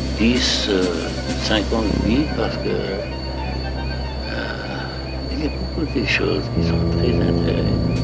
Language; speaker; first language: French; non-native, learner; English